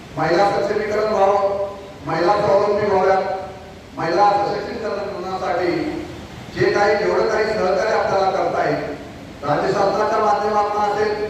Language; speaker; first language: Marathi; native; Marathi